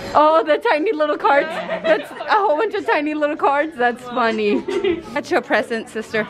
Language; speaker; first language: English; early bilingual, other home language; Spanish